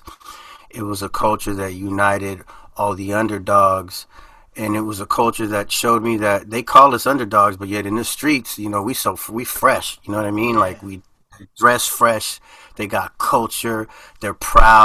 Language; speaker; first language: English; early bilingual, other home language; Spanish